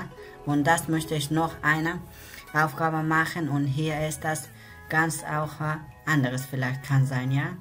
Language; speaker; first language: German; non-native, learner; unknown